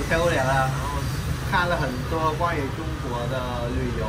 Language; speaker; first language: Chinese; non-native, learner; Vietnamese